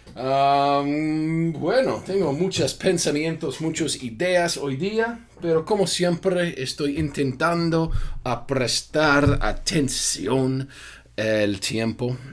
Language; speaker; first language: Spanish; non-native, fluent; English